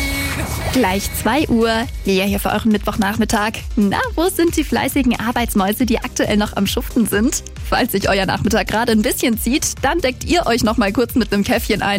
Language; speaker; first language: German; native; German